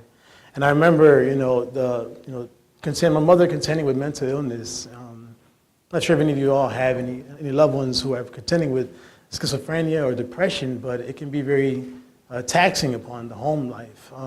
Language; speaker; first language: English; native; English